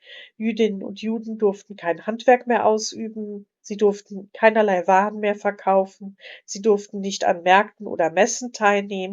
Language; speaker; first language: German; native; German